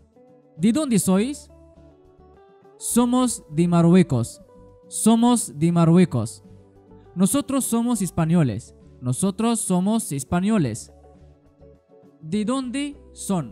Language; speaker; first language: Spanish; non-native, fluent; Arabic